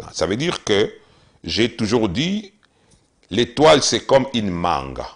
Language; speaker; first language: French; non-native, local second language; Lingala